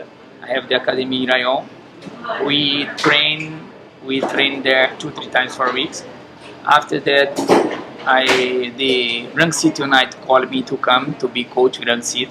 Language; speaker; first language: English; non-native, learner; Portuguese